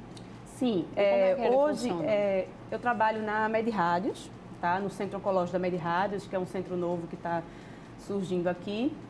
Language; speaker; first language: Portuguese; native; Portuguese